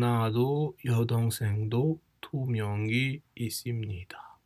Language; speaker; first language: Korean; non-native, fluent; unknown